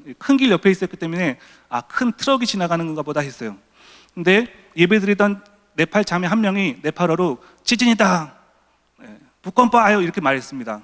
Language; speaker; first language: Korean; native; Korean